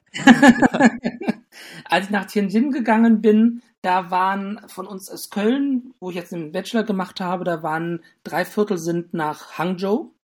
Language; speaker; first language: German; native; German